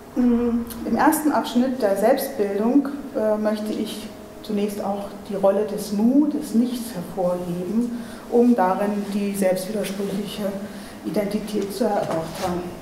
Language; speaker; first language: German; native; German